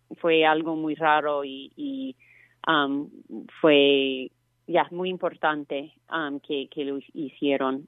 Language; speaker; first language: Spanish; non-native, fluent; English